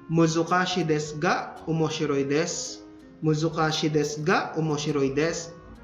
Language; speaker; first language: Japanese; non-native, fluent; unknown